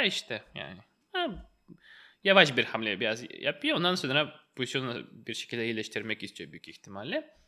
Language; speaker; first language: Turkish; non-native, fluent; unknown